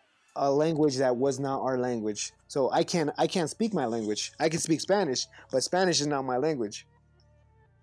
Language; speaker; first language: English; native; English